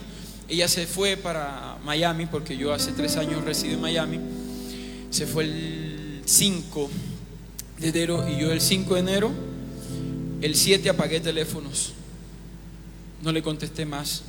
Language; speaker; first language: Spanish; native; Spanish